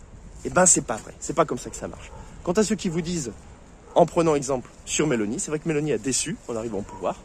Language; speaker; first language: French; native; French